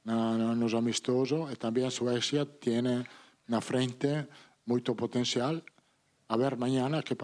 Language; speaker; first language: Portuguese; non-native, learner; Italian